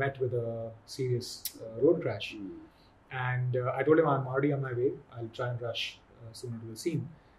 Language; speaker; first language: English; non-native, local second language; Hindi